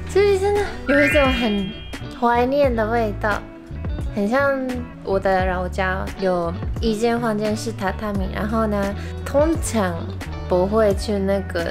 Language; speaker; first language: Chinese; non-native, fluent; Japanese